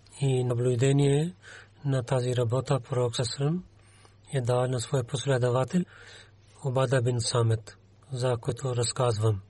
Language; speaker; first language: Bulgarian; non-native, learner; Urdu